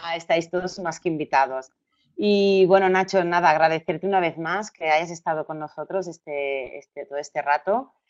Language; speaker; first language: Spanish; native; Spanish